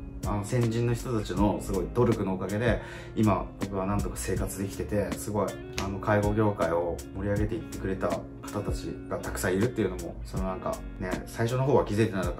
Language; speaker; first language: Japanese; native; Japanese